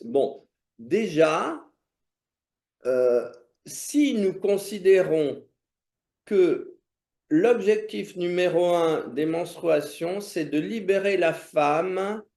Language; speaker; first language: French; native; French